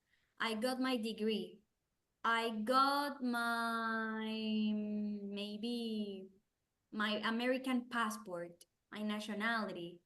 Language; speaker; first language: English; non-native, fluent; Spanish